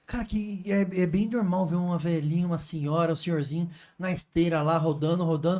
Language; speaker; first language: Portuguese; native; Portuguese